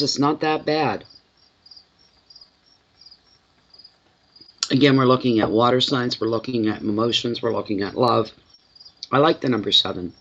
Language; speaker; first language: English; native; English